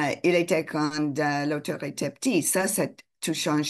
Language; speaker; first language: French; non-native, fluent; English